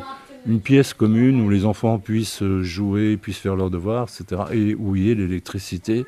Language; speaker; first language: French; native; French